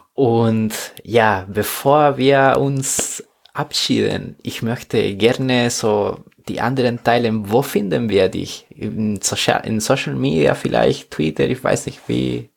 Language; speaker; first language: German; non-native, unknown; Spanish